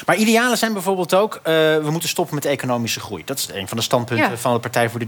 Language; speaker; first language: Dutch; native; Dutch